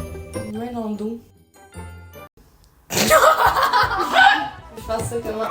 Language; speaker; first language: French; native; French